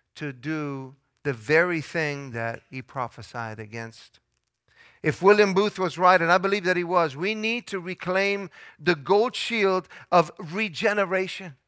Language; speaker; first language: English; early bilingual, other home language; Italian